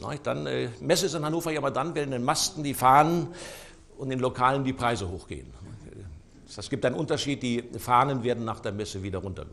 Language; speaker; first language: German; native; German